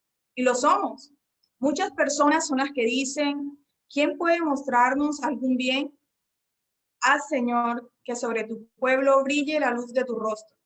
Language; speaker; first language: Spanish; native; Spanish